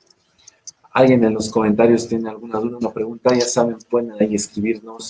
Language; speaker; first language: Spanish; native; Spanish